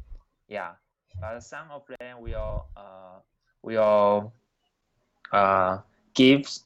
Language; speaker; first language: English; non-native, learner; Chinese